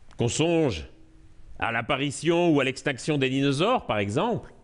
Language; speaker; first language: French; native; French